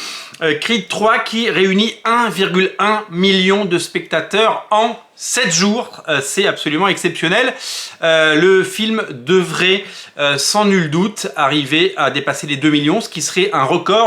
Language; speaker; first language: French; native; French